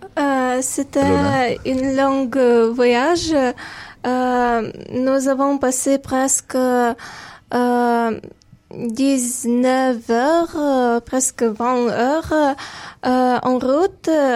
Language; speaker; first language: French; non-native, learner; Ukrainian